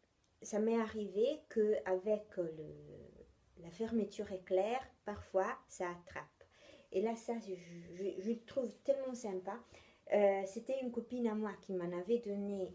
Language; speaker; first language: French; non-native, fluent; Italian